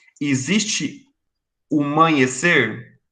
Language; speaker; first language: Portuguese; native; Portuguese